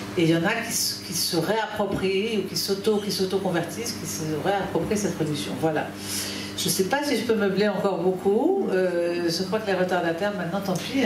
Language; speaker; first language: French; native; French